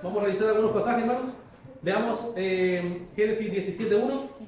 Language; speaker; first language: Spanish; native; Spanish